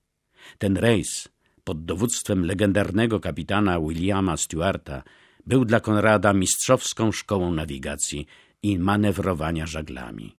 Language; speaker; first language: Polish; native; Polish